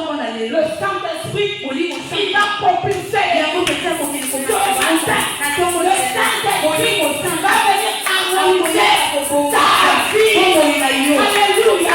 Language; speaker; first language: French; non-native, local second language; Lingala